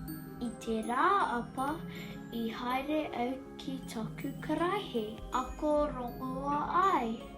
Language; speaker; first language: Māori; non-native, learner; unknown